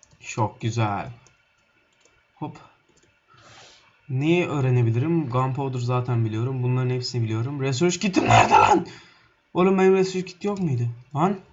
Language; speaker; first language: Turkish; native; Turkish